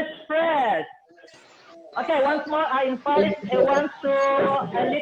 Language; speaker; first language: English; non-native, fluent; Indonesian